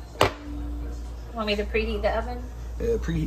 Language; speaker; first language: English; native; English